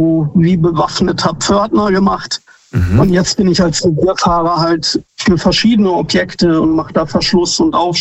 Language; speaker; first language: German; native; German